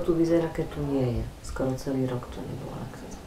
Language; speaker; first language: Slovak; native; Slovak